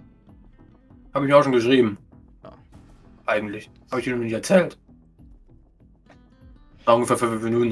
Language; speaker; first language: German; native; German